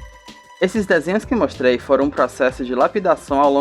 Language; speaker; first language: Portuguese; native; Portuguese